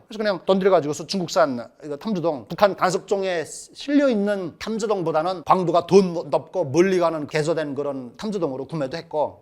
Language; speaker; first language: Korean; native; Korean